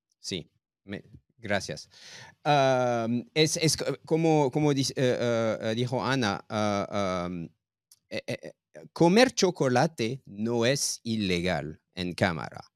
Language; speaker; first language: Spanish; non-native, fluent; English